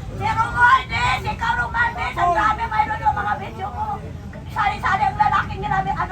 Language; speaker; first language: Filipino; non-native, local second language; Cebuano